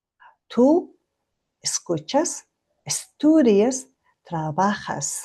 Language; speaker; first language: Spanish; non-native, fluent; Mongolian